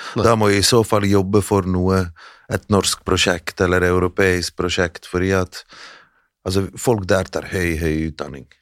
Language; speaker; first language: Norwegian; early bilingual, other home language; Bosnian